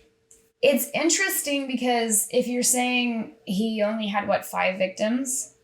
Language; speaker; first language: English; native; English